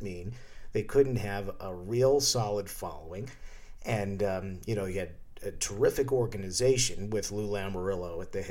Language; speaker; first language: English; native; English